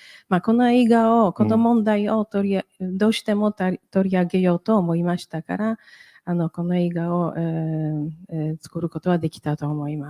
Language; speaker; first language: Japanese; non-native, fluent; Polish